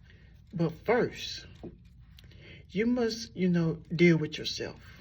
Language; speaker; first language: English; native; English